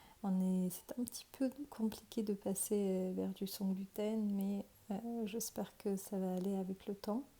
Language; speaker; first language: French; non-native, fluent; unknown